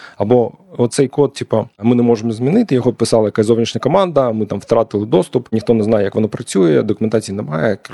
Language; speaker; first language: Ukrainian; non-native, local second language; Russian